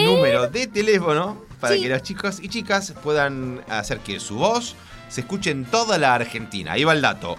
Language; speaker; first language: Spanish; native; Spanish